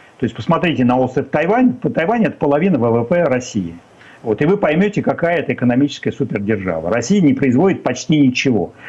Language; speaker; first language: Russian; native; Russian